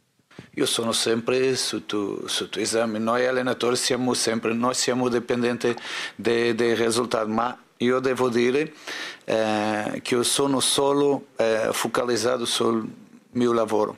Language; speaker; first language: Italian; non-native, fluent; Portuguese